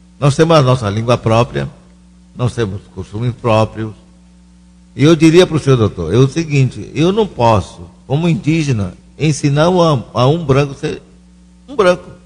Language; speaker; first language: Portuguese; non-native, local second language; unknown